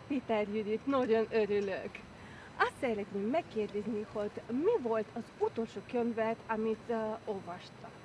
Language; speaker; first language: Hungarian; non-native, fluent; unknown